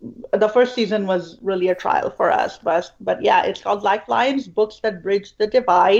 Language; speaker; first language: English; non-native, local second language; Urdu